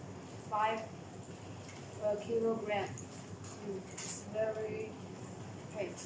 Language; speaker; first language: English; non-native, learner; Chinese